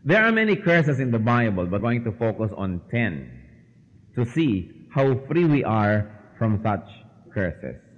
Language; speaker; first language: English; non-native, local second language; Filipino